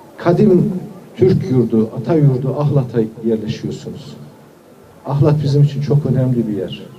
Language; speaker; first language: Turkish; native; Turkish